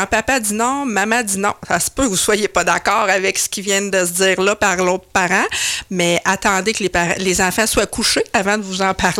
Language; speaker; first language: French; native; French